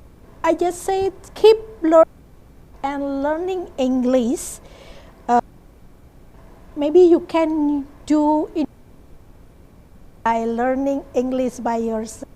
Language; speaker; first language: English; non-native, learner; Indonesian